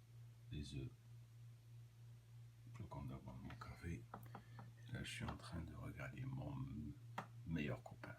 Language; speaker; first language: French; non-native, local second language; Arabic